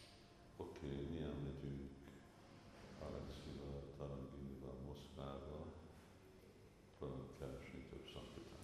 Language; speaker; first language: Hungarian; non-native, fluent; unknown